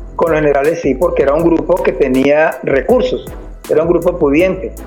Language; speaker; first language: Spanish; native; Spanish